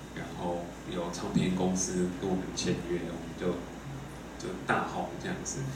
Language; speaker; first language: Chinese; non-native, fluent; English